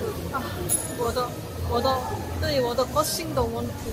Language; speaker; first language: Chinese; non-native, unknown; Korean